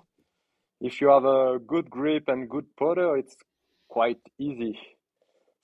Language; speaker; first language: English; non-native, learner; French